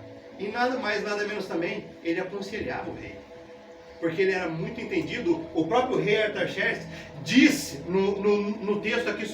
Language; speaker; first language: Portuguese; native; Portuguese